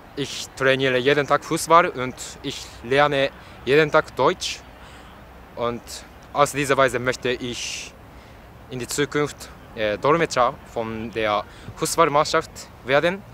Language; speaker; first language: German; non-native, learner; Japanese